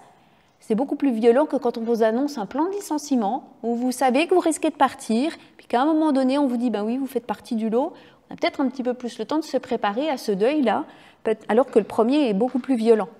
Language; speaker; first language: French; native; French